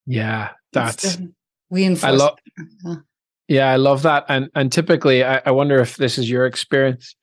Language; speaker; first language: English; native; English